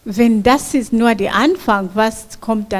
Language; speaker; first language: German; non-native, fluent; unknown